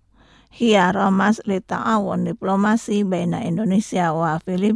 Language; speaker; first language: Arabic; non-native, fluent; Indonesian